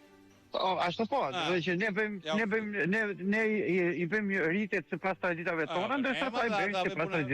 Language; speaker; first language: Albanian; native; Albanian